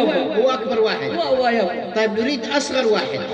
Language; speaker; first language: Arabic; native; Arabic